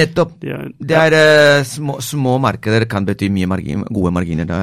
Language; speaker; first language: Norwegian; non-native, fluent; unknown